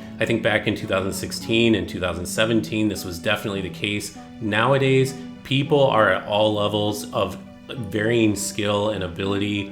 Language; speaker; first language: English; native; English